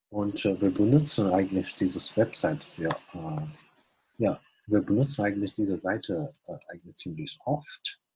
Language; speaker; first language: German; non-native, fluent; Chinese